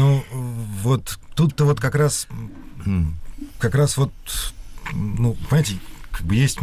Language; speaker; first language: Russian; native; Russian